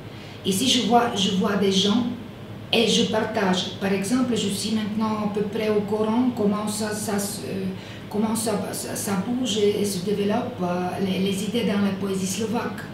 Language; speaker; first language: French; non-native, fluent; Bulgarian